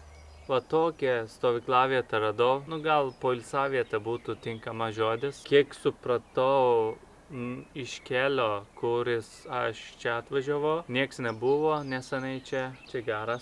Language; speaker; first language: Lithuanian; non-native, learner; Turkish